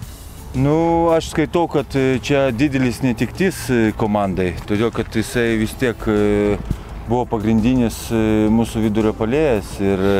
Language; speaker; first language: Lithuanian; non-native, local second language; Russian